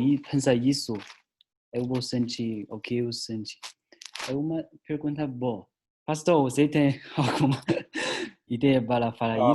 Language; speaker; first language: Portuguese; non-native, learner; Chinese